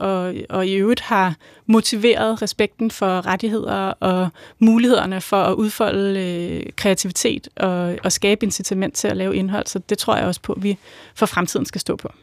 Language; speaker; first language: Danish; native; Danish